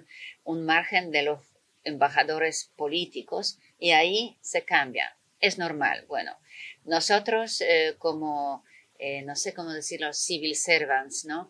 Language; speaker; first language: Spanish; non-native, fluent; Polish